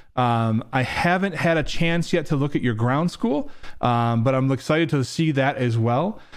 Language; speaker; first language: English; native; English